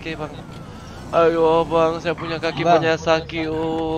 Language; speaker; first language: Malay; native; Malay